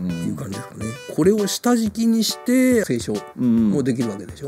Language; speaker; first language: Japanese; native; Japanese